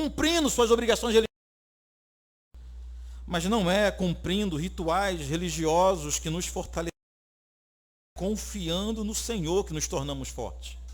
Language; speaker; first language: Portuguese; native; Portuguese